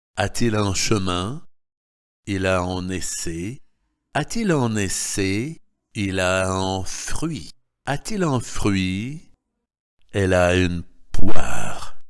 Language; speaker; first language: French; non-native, fluent; Russian